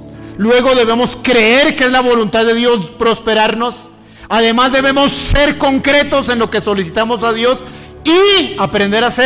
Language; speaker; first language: Spanish; native; Spanish